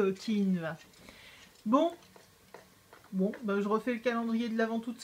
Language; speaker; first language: French; native; French